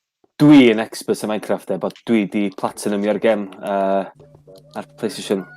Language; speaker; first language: Welsh; native; Welsh